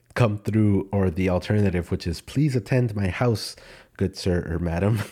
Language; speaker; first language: English; early bilingual, other home language; Spanish